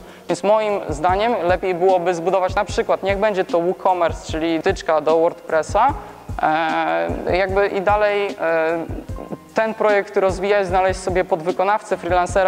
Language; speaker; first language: Polish; native; Polish